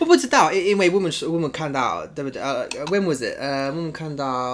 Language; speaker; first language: Chinese; non-native, learner; English